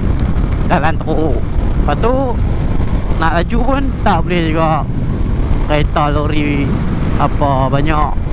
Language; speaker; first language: Malay; native; Malay